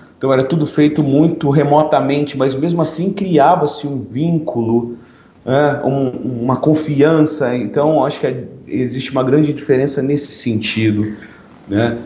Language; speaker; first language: Portuguese; native; Portuguese